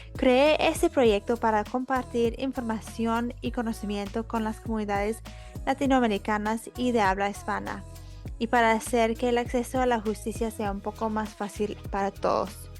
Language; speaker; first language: Spanish; non-native, fluent; English